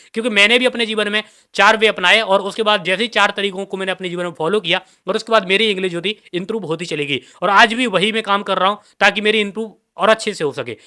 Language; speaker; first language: Hindi; native; Hindi